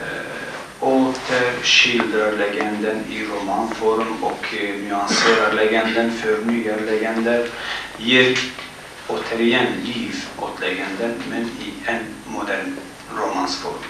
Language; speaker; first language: Swedish; non-native, fluent; Kurdish